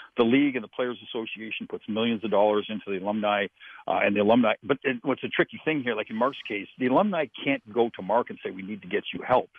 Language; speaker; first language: English; native; English